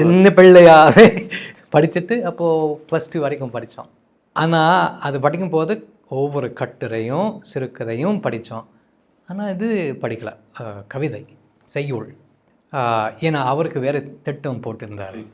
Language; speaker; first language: Tamil; non-native, fluent; English